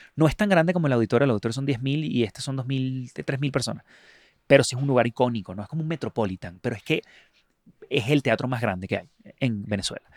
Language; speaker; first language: Spanish; native; Spanish